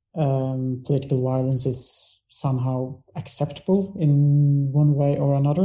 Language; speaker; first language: English; non-native, fluent; Norwegian